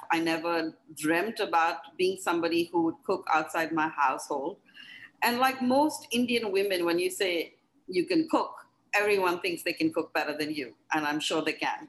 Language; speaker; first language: English; non-native, local second language; Hindi